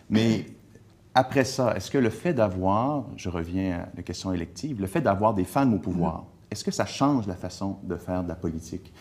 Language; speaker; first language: French; native; French